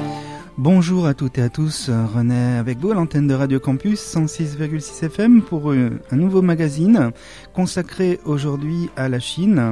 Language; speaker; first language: French; native; French